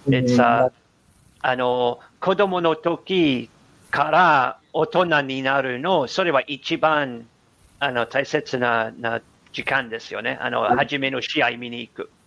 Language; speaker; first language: Japanese; non-native, learner; English